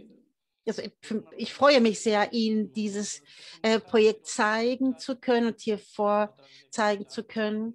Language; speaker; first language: German; early bilingual, heritage; German